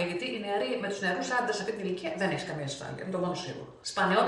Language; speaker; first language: Greek; native; Greek